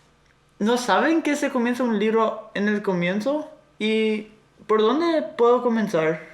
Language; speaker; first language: Spanish; non-native, fluent; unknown